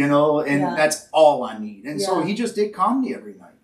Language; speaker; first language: English; native; English